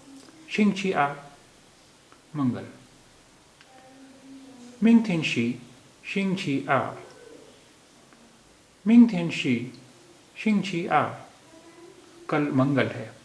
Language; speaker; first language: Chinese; non-native, fluent; Urdu